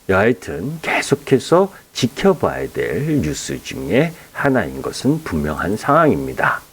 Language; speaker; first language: Korean; native; Korean